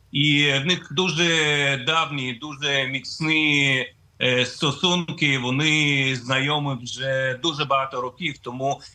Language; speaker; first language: Ukrainian; non-native, fluent; Russian